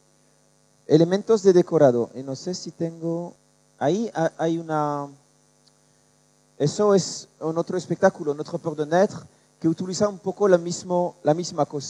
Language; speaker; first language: Spanish; non-native, learner; French